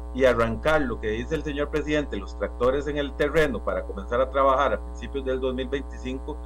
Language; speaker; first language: Spanish; native; Spanish